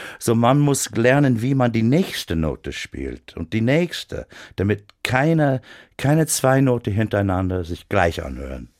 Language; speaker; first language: German; non-native, fluent; English